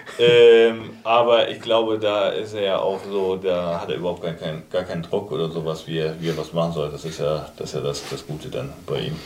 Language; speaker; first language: German; native; German